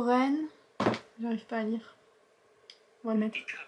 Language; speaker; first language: French; native; French